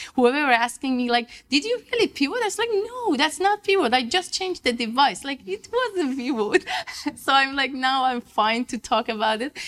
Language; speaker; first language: English; non-native, fluent; Persian